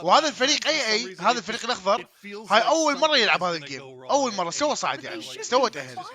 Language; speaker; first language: Arabic; native; Arabic